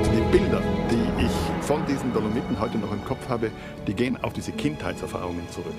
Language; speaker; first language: German; native; German